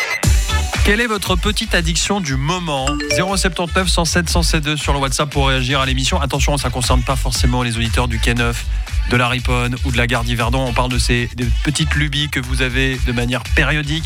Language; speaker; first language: French; native; French